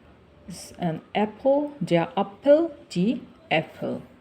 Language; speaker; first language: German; non-native, learner; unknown